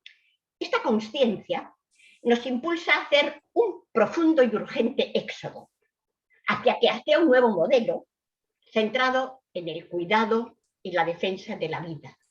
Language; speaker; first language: Spanish; native; Spanish